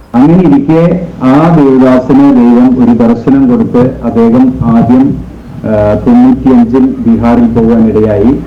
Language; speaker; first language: Malayalam; native; Malayalam